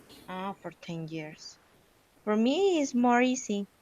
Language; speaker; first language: English; non-native, learner; Spanish